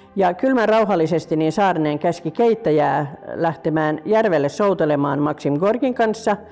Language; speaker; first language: Finnish; native; Finnish